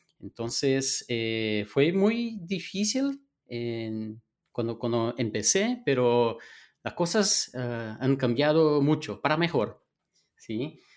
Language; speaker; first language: Spanish; non-native, fluent; Portuguese